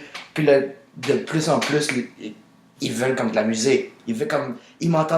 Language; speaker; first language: French; native; French